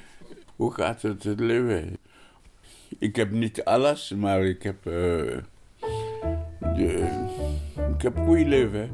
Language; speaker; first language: Dutch; non-native, learner; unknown